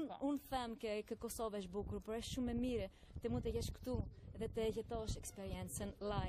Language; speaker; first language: Albanian; non-native, learner; Greek